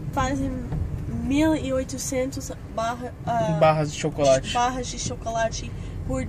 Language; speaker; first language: Portuguese; non-native, fluent; English